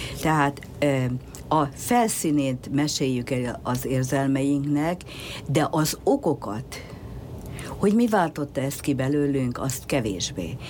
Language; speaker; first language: Hungarian; native; Hungarian